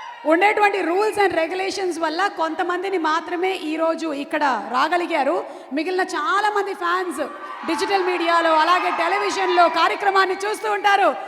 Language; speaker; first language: Telugu; native; Telugu